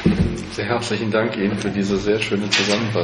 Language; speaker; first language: German; non-native, fluent; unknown